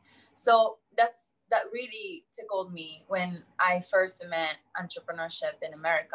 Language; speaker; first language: English; non-native, fluent; Japanese